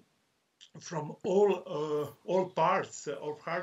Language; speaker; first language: English; non-native, learner; Croatian